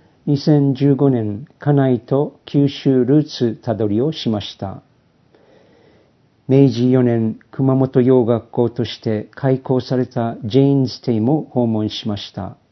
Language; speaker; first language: Japanese; early bilingual, heritage; Japanese